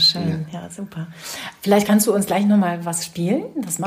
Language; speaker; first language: German; native; German